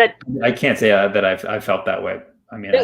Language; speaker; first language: English; early bilingual, other home language; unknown